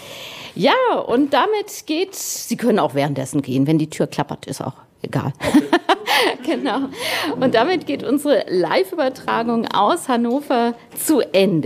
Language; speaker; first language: German; native; German